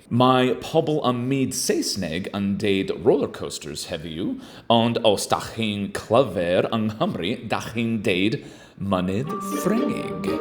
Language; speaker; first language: Welsh; non-native, learner; English